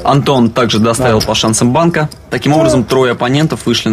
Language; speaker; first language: Russian; native; Russian